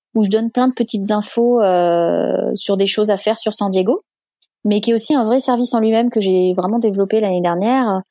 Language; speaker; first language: French; native; French